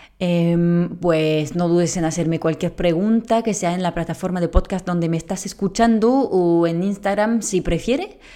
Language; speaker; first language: Spanish; non-native, fluent; French